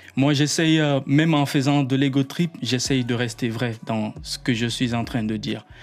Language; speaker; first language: French; non-native, local second language; Fula